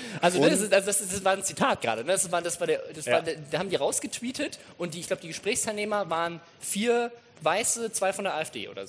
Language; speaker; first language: German; native; German